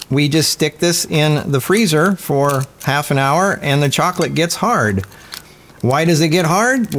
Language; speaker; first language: English; native; English